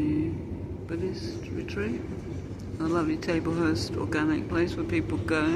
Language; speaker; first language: English; native; English